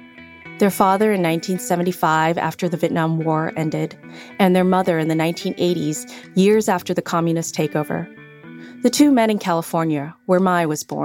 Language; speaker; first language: English; native; English